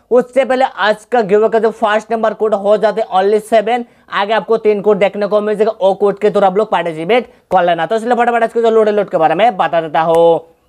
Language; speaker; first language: Hindi; native; Hindi